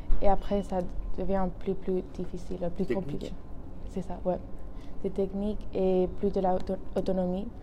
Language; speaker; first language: French; non-native, learner; Spanish